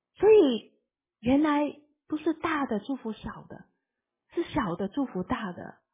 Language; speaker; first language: Chinese; early bilingual, heritage; Cantonese